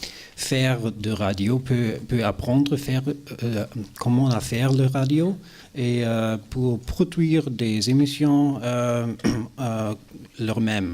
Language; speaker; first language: French; non-native, learner; German